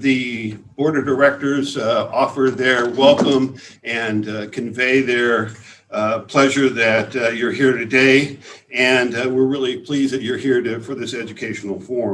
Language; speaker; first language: English; native; English